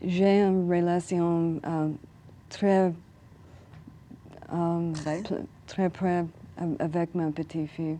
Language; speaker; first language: French; non-native, learner; English